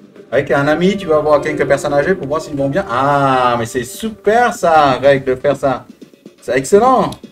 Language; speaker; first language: French; native; French